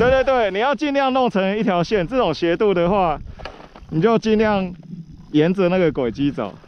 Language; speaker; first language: Chinese; native; Chinese